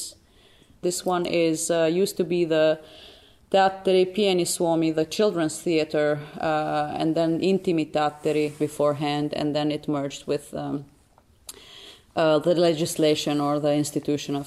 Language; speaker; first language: English; non-native, fluent; Albanian